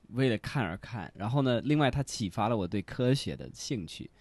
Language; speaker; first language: Chinese; non-native, fluent; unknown